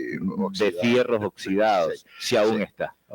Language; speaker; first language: Spanish; native; Spanish